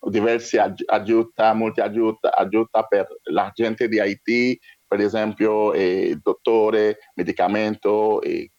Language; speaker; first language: Italian; non-native, learner; French